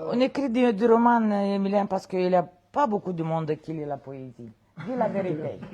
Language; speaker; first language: French; non-native, fluent; Romanian